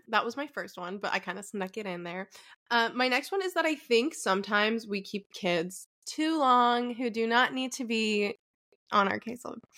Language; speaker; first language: English; early bilingual, other home language; Arabic